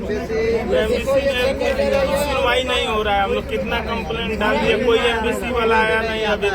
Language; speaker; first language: Hindi; native; Hindi